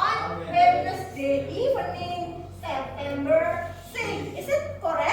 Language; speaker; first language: English; non-native, fluent; Indonesian